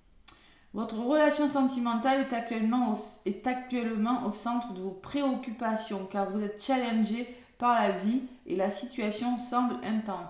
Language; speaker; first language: French; native; French